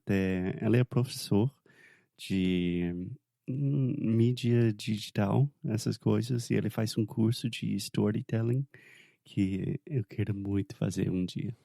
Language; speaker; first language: Portuguese; non-native, fluent; English